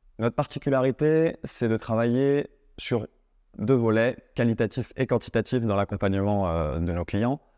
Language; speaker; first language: French; native; French